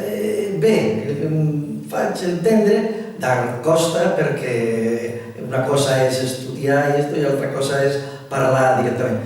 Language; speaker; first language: Catalan; non-native, local second language; Spanish